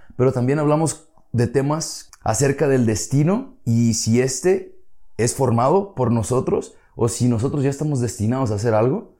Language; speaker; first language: Spanish; native; Spanish